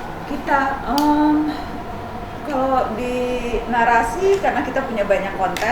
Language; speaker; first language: Indonesian; native; Indonesian